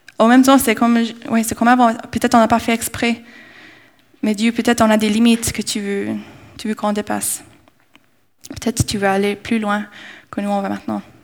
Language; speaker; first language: French; non-native, fluent; English